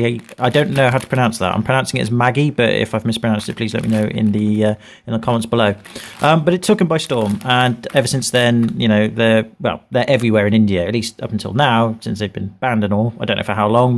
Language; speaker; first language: English; native; English